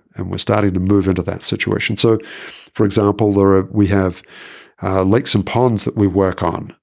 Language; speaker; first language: English; native; English